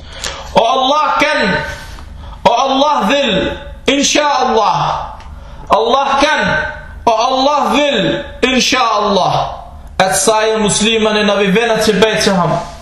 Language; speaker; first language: Danish; non-native, fluent; Arabic